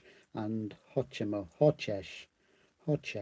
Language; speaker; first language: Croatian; non-native, learner; English